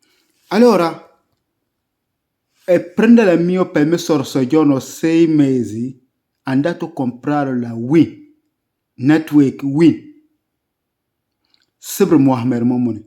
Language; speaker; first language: Italian; non-native, learner; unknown